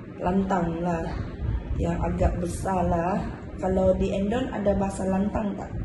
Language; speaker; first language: Malay; non-native, local second language; Chinese